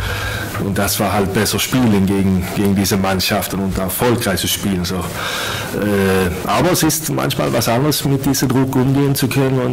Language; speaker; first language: German; non-native, fluent; Swedish